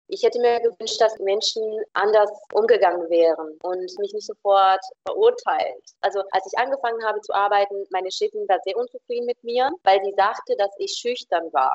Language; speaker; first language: German; non-native, fluent; Romanian